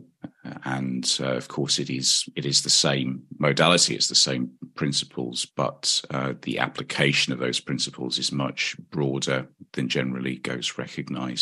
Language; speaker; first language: English; native; English